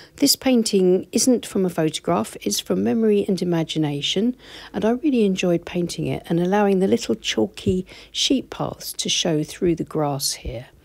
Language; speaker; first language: English; native; English